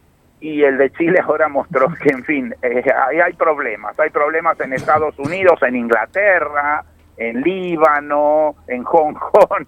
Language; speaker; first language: Spanish; native; Spanish